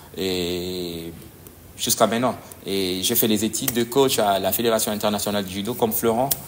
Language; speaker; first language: French; non-native, local second language; Lingala